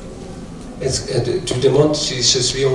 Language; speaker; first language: French; non-native, fluent; German